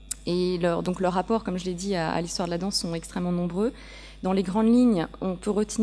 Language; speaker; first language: French; native; French